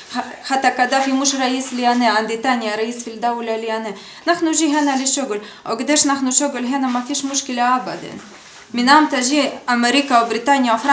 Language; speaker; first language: Arabic; non-native, learner; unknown